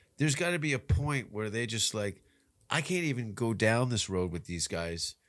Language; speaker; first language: English; native; English